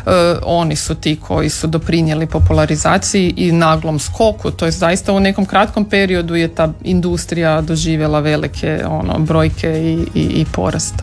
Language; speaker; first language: Serbian; native; Serbian